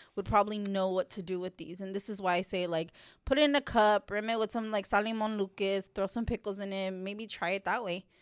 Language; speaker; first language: English; native; English